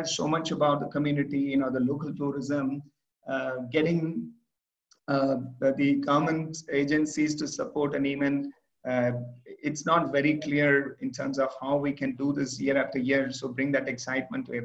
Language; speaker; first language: English; non-native, local second language; Tamil